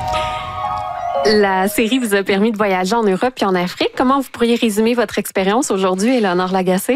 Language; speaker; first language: French; native; French